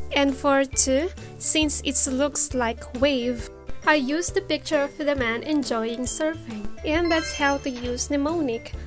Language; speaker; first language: English; non-native, local second language; Filipino